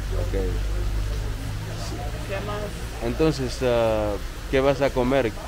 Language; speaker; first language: Spanish; non-native, learner; English